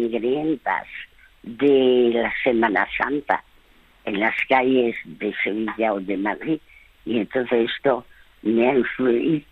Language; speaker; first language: Spanish; early bilingual, other home language; French